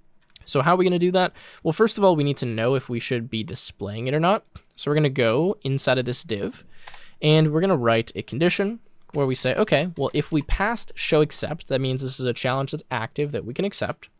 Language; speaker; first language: English; native; English